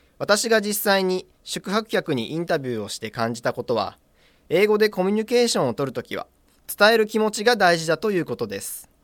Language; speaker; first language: Japanese; native; Japanese